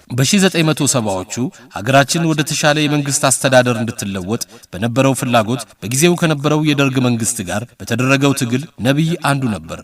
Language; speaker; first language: Amharic; native; Amharic